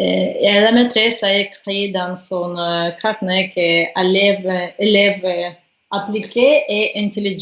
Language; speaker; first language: French; non-native, learner; Russian